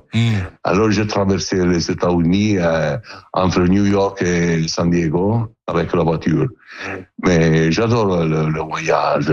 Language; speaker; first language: French; non-native, learner; Italian